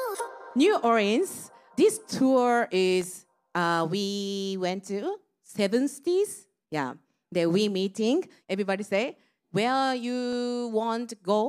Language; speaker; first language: English; non-native, learner; Japanese